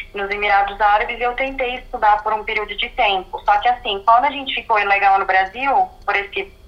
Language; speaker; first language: Portuguese; early bilingual, other home language; Arabic